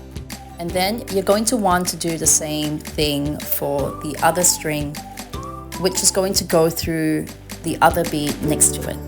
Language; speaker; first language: English; native; English